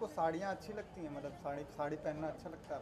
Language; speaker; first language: Hindi; native; Hindi